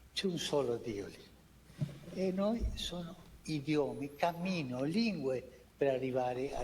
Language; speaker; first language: Italian; non-native, fluent; Spanish